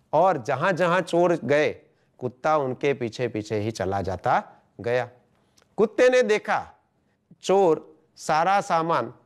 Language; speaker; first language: Hindi; non-native, local second language; Gujarati